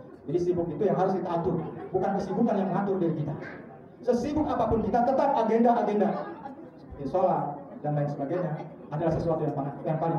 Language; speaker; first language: Indonesian; native; Indonesian